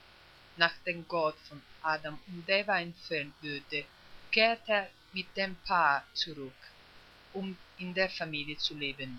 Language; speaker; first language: German; non-native, fluent; Italian